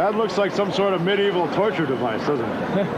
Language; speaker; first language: English; native; English